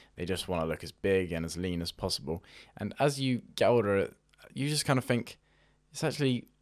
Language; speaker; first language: English; native; English